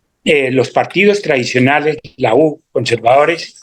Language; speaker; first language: Spanish; native; Spanish